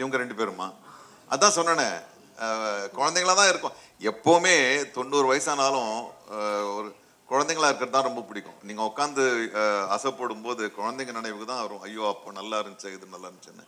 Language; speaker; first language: Tamil; native; Tamil